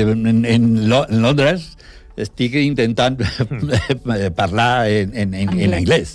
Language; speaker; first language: Catalan; non-native, learner; Portuguese